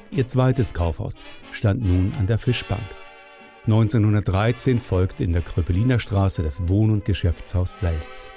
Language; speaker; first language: German; native; German